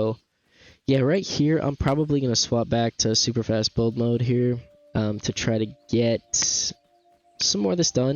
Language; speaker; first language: English; native; English